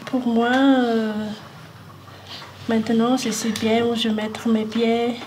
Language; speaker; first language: French; non-native, local second language; Malagasy